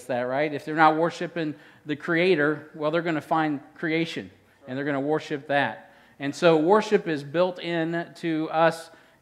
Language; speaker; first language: English; native; English